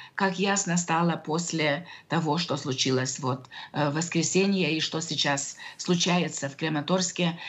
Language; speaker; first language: Russian; non-native, local second language; Lithuanian